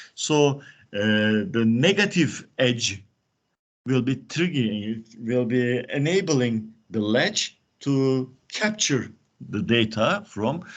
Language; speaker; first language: English; non-native, fluent; Turkish